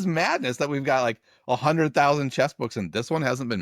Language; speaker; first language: English; native; English